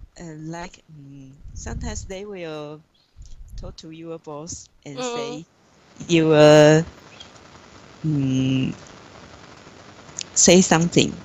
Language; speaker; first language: English; non-native, learner; Chinese